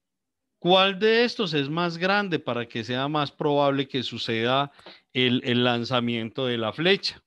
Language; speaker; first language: Spanish; native; Spanish